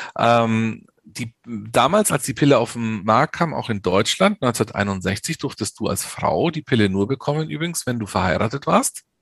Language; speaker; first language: German; early bilingual, other home language; Italian